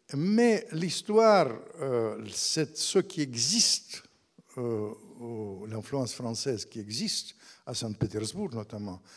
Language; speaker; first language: French; non-native, fluent; Ukrainian